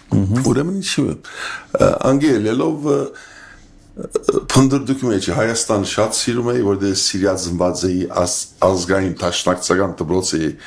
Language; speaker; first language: Armenian; early bilingual, heritage; Armenian